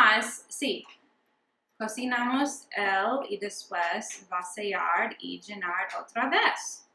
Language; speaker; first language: Spanish; non-native, learner; English